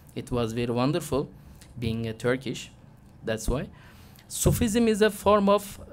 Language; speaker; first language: English; non-native, fluent; Turkish